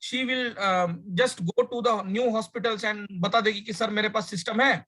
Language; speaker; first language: Hindi; non-native, local second language; Marathi